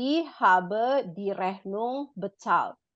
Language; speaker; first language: German; non-native, fluent; Indonesian